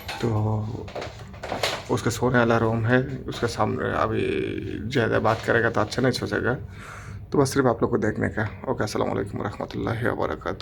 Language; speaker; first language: Hindi; non-native, learner; Bangla